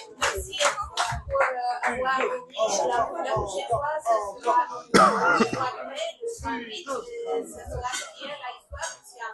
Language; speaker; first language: French; non-native, learner; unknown